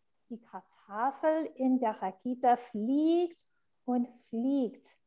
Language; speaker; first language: German; non-native, fluent; English